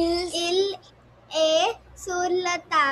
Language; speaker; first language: French; non-native, learner; Hindi